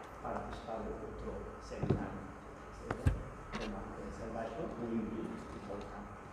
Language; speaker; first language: Spanish; non-native, learner; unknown